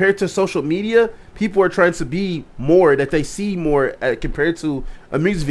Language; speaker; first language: English; native; English